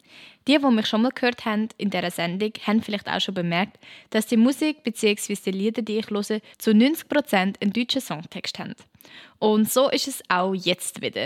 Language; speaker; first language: German; native; German